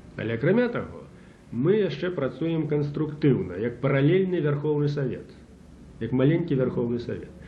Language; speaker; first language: Belarusian; native; Belarusian